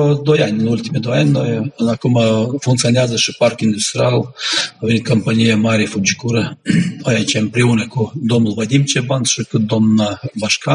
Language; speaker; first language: Romanian; non-native, local second language; Gagauz